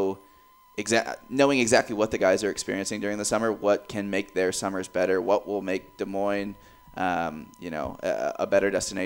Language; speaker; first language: English; native; English